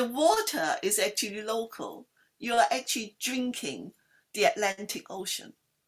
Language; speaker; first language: English; non-native, local second language; Cantonese